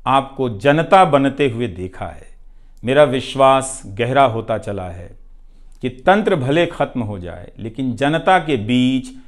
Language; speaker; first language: Hindi; non-native, local second language; Bhojpuri